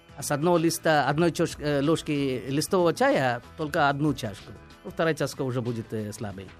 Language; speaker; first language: Russian; non-native, fluent; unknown